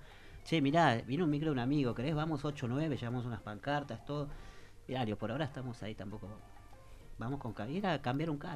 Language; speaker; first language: Spanish; native; Spanish